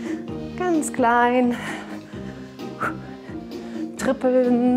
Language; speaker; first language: German; native; German